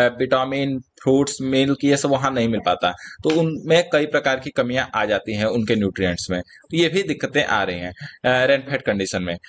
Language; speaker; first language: Hindi; native; Hindi